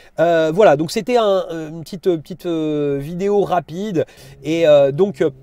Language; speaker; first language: French; native; French